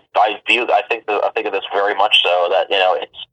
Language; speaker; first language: English; native; English